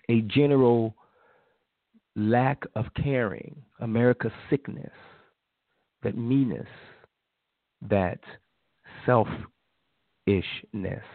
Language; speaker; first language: English; native; English